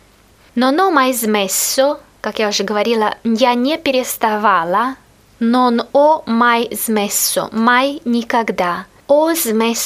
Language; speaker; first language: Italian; non-native, fluent; Russian